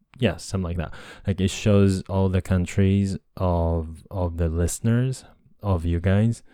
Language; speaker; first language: English; non-native, fluent; Japanese